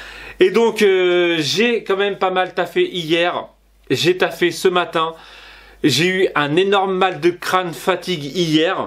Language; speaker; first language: French; native; French